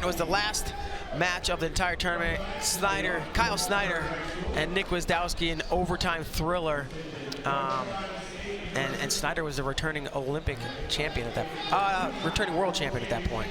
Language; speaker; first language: English; native; English